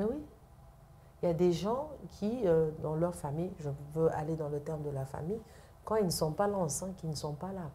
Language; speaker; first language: French; non-native, local second language; Lingala